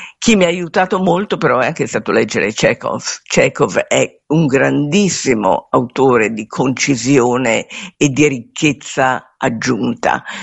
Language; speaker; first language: Italian; native; Italian